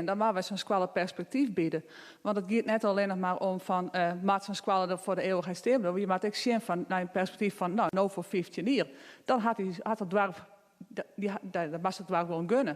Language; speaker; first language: Dutch; non-native, local second language; Western Frisian